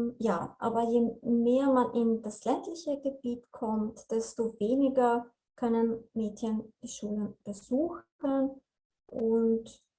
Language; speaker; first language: German; non-native, fluent; Slovenian